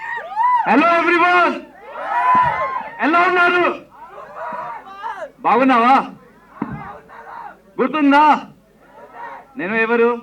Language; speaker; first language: Telugu; non-native, local second language; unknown